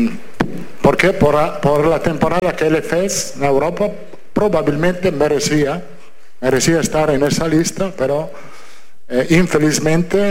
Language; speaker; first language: Portuguese; non-native, fluent; Italian